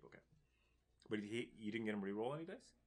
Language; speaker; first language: English; native; English